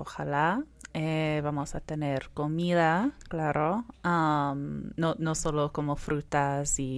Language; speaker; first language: Spanish; non-native, fluent; English